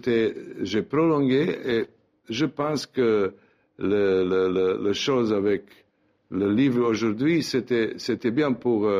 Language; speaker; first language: French; non-native, learner; Serbian